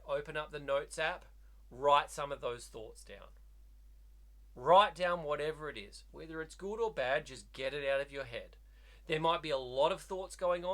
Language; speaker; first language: English; native; English